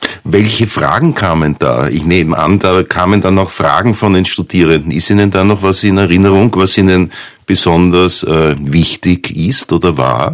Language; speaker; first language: German; native; German